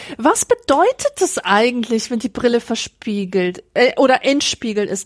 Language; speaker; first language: German; early bilingual, other home language; Polish